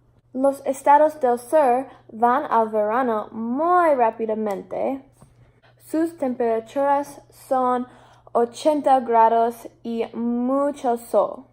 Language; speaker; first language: Spanish; non-native, learner; English